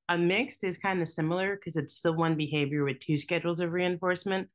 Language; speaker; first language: English; native; English